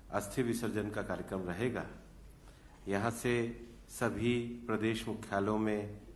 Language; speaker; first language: Hindi; native; Hindi